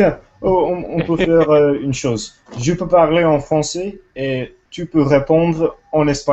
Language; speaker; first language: French; non-native, learner; English